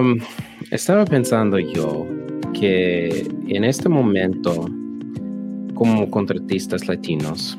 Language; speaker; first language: Spanish; non-native, learner; English